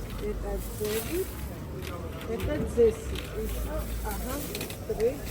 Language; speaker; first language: Russian; non-native, learner; Polish